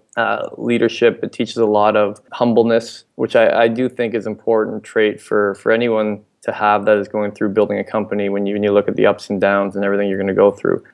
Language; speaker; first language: English; native; English